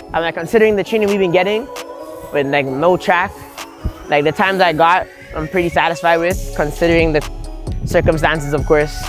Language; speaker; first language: English; native; English